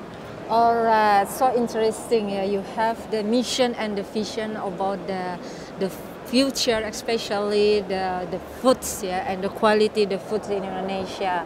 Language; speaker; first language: English; non-native, learner; Indonesian